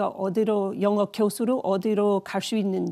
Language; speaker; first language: Korean; non-native, learner; English